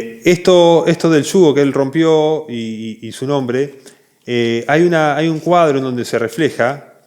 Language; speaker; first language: Spanish; native; Spanish